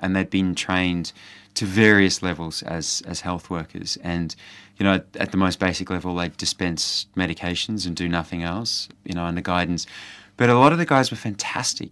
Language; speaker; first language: English; native; English